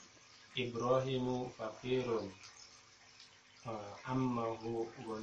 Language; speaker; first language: Arabic; non-native, learner; Indonesian